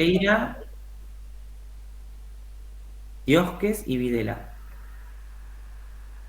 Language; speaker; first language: Spanish; native; Spanish